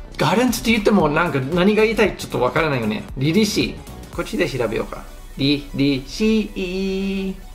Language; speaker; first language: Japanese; non-native, fluent; English